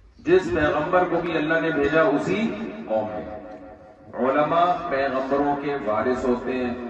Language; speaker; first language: Urdu; native; Urdu